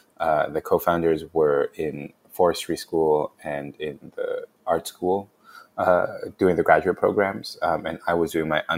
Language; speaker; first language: English; non-native, local second language; Cantonese